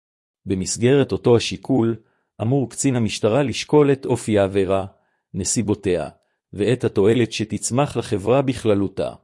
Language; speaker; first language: Hebrew; native; Hebrew